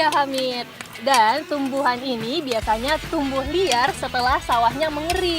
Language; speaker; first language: Indonesian; native; Indonesian